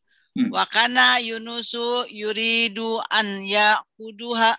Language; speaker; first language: Arabic; non-native, learner; Indonesian